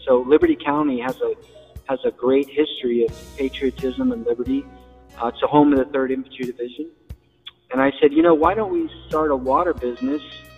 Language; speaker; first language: English; native; English